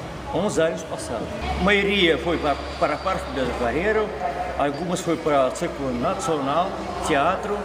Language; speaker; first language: Portuguese; non-native, learner; Russian